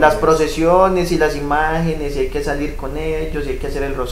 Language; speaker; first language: Spanish; native; Spanish